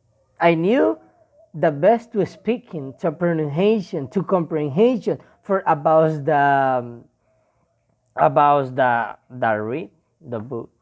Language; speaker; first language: English; non-native, learner; Spanish